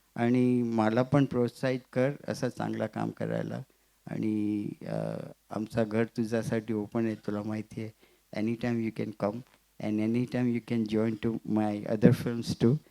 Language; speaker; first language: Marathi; non-native, local second language; Gujarati